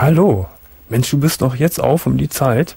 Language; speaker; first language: German; native; German